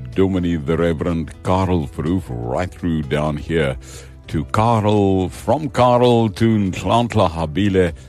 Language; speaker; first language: English; non-native, local second language; Afrikaans